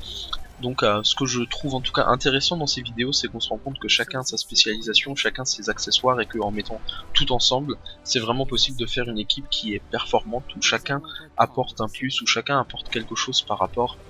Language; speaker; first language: French; native; French